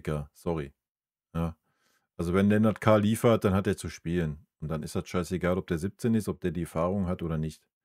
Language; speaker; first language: German; native; German